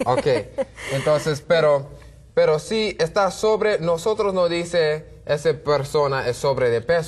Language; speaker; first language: Spanish; non-native, learner; English